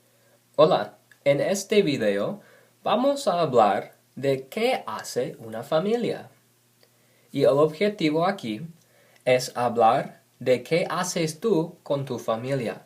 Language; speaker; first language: Spanish; non-native, fluent; English